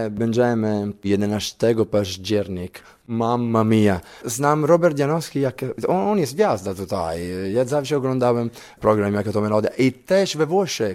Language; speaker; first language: Polish; non-native, learner; Italian